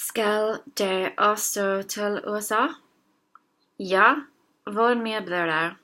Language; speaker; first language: Norwegian; non-native, learner; English